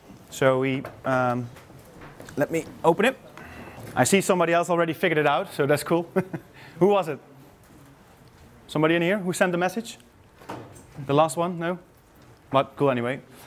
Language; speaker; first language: English; non-native, fluent; Dutch